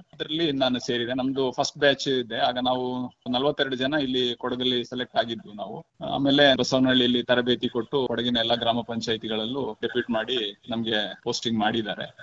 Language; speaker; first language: Kannada; non-native, local second language; Kodava